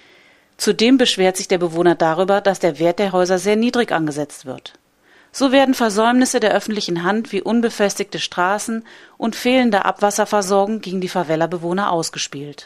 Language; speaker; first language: German; native; German